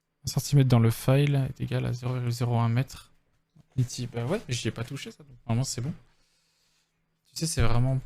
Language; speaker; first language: French; native; French